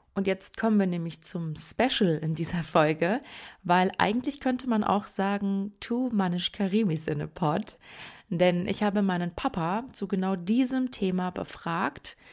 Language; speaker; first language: German; early bilingual, other home language; Persian